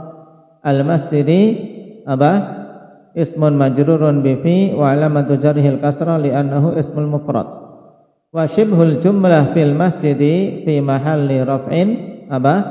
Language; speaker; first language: Arabic; non-native, fluent; Indonesian